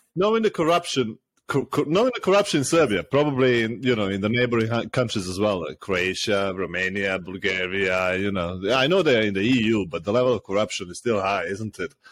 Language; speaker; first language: English; non-native, fluent; Serbian